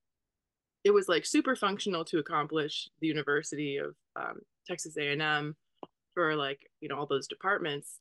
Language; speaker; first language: English; native; English